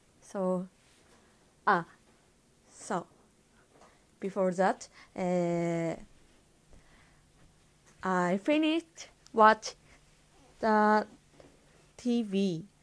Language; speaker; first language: English; non-native, learner; Japanese